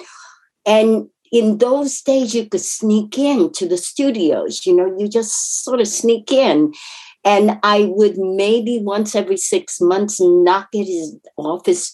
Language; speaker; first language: English; non-native, fluent; Japanese